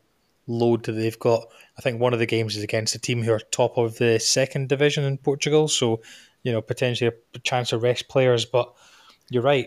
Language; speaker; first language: English; native; English